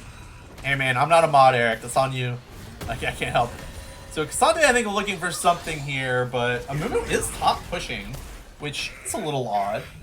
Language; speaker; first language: English; native; English